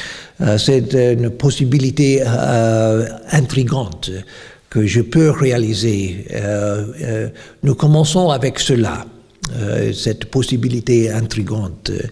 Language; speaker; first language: French; non-native, fluent; English